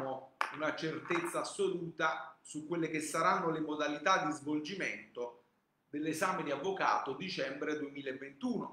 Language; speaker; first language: Italian; native; Italian